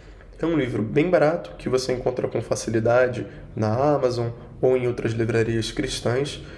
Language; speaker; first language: Portuguese; native; Portuguese